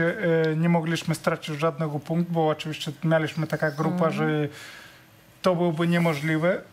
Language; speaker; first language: Polish; non-native, fluent; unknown